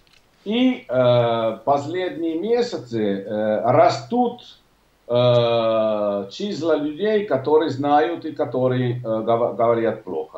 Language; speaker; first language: Russian; non-native, learner; Italian